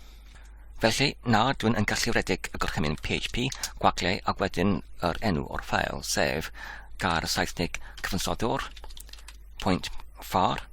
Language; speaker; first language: Welsh; non-native, learner; English